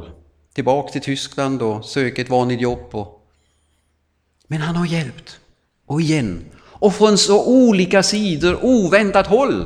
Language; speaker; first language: Swedish; non-native, fluent; German